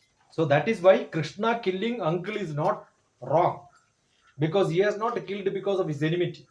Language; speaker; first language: English; non-native, local second language; Malayalam